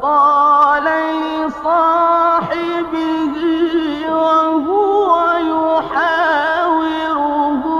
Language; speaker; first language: Arabic; native; Arabic